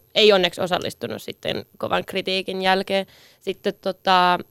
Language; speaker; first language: Finnish; native; Finnish